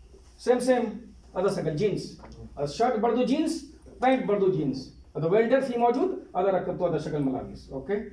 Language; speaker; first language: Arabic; non-native, learner; Hindi